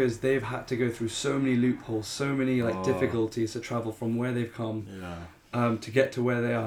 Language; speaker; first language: English; native; English